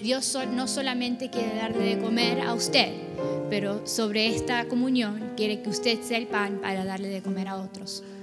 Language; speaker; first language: Spanish; non-native, fluent; English